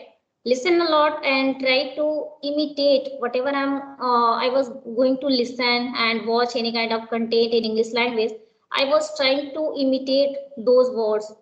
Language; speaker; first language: English; non-native, local second language; Hindi